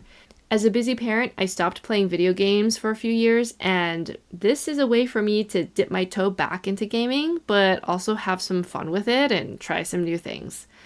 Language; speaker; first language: English; native; English